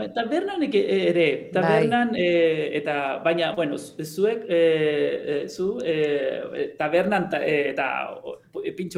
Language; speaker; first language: Basque; non-native, learner; Spanish